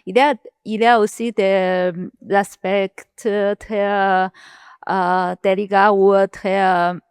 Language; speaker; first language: French; non-native, learner; Chinese